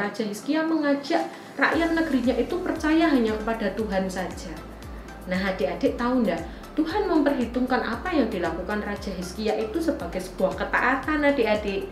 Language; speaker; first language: Indonesian; native; Indonesian